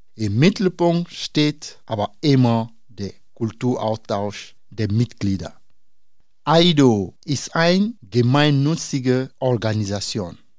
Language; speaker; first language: German; non-native, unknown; Dyula